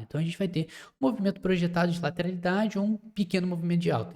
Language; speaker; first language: Portuguese; native; Portuguese